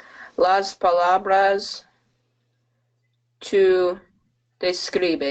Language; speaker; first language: Spanish; non-native, learner; English